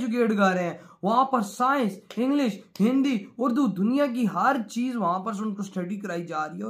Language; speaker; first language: Urdu; non-native, local second language; Punjabi